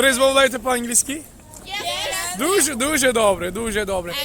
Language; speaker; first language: Ukrainian; non-native, learner; Turkish